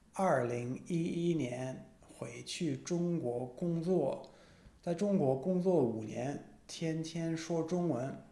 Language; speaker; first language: Chinese; non-native, fluent; English